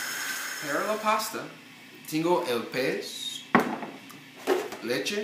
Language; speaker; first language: Spanish; non-native, learner; English